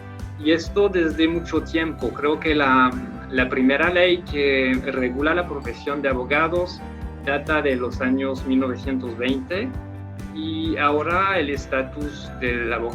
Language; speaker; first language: Spanish; non-native, fluent; French